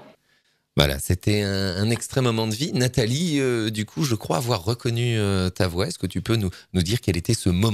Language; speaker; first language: French; native; French